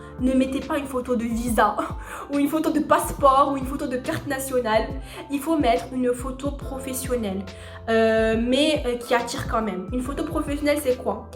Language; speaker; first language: French; non-native, local second language; Arabic